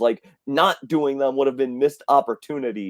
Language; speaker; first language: English; native; English